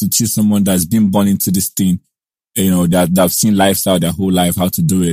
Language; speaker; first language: English; non-native, local second language; Igbo